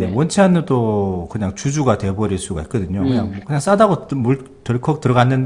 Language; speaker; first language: Korean; native; Korean